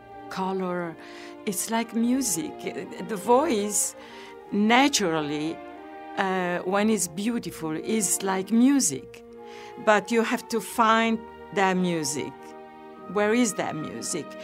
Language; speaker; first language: English; non-native, fluent; Italian